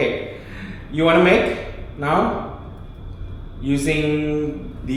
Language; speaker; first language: English; non-native, local second language; Indonesian